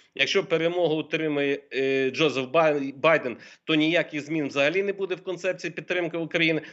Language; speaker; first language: Ukrainian; native; Ukrainian